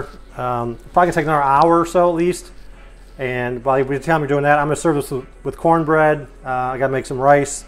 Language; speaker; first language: English; native; English